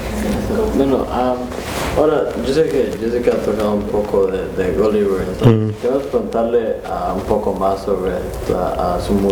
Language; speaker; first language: Spanish; non-native, learner; English